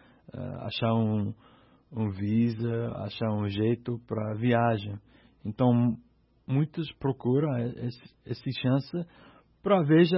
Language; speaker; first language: Portuguese; non-native, learner; English